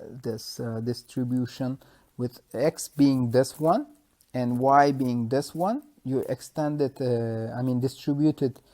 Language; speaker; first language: English; non-native, fluent; Turkish